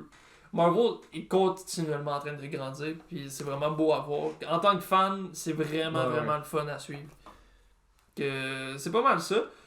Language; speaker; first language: French; native; French